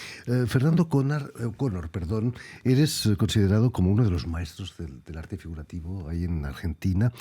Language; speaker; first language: Spanish; native; Spanish